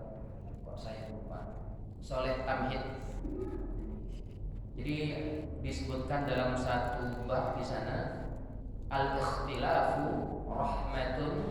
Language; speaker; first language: Indonesian; native; Indonesian